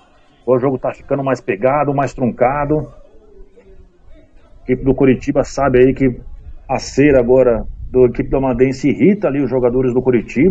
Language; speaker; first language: Portuguese; native; Portuguese